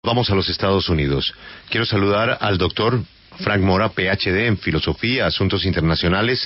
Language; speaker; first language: Spanish; native; Spanish